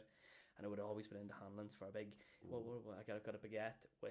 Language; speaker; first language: English; native; English